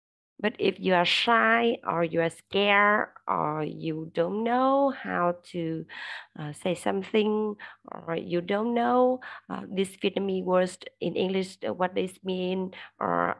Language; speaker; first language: English; non-native, learner; Vietnamese